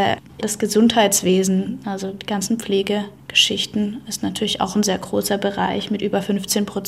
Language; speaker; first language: German; native; German